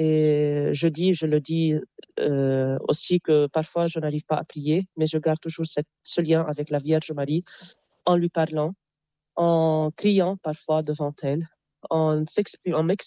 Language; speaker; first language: French; non-native, local second language; Arabic